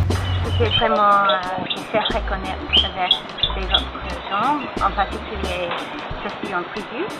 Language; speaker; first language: French; non-native, learner; English